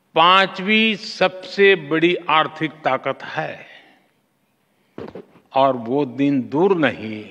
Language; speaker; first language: Hindi; non-native, local second language; Gujarati